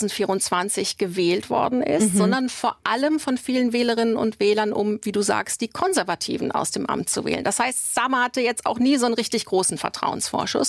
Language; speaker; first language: German; native; German